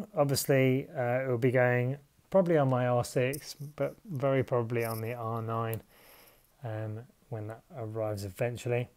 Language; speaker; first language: English; native; English